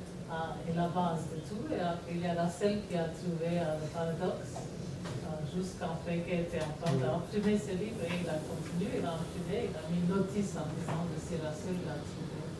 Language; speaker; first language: French; non-native, fluent; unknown